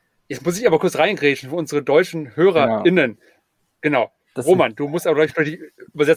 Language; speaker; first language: German; native; German